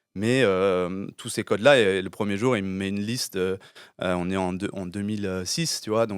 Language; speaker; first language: French; early bilingual, other home language; English